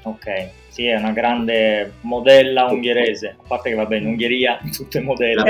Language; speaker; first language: Italian; native; Italian